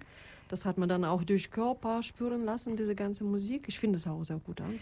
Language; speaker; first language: German; non-native, fluent; Russian